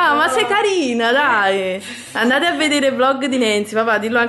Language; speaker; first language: Italian; native; Italian